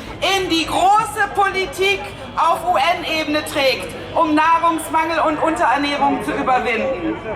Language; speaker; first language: German; native; German